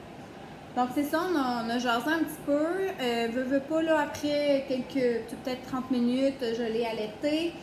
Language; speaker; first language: French; native; French